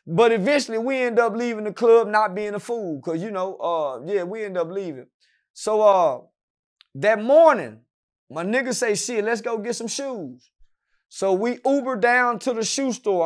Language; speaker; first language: English; native; English